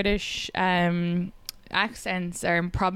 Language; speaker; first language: English; native; English